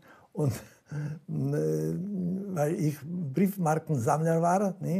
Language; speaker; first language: German; non-native, learner; Polish